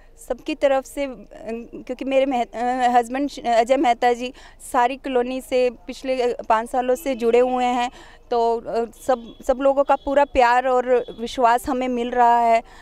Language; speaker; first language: Hindi; non-native, local second language; Punjabi